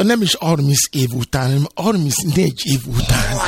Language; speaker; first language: Hungarian; non-native, fluent; Yoruba